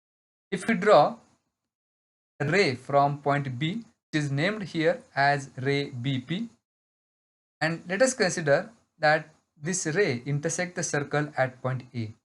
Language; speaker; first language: English; non-native, local second language; Marathi